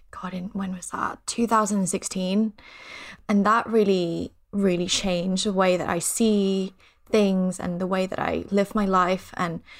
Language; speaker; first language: English; non-native, fluent; Thai